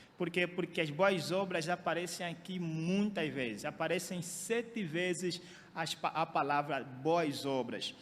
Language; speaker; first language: Portuguese; native; Portuguese